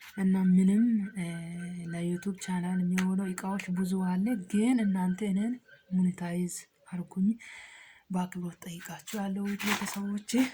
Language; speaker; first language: Amharic; non-native, local second language; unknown